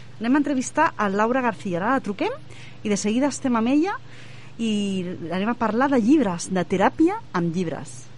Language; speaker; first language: Catalan; native; Catalan